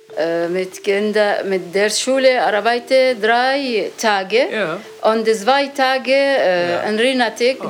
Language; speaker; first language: German; non-native, learner; Arabic